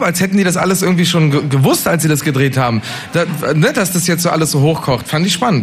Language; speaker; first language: German; native; German